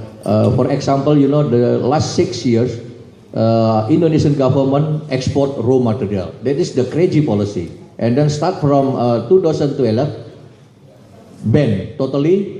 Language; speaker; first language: English; non-native, learner; Indonesian